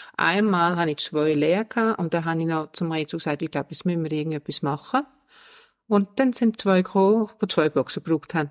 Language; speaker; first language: German; non-native, fluent; Danish